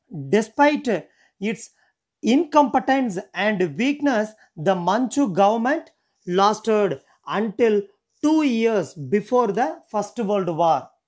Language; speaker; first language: English; non-native, local second language; Tamil